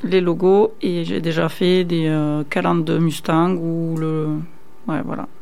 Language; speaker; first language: French; native; French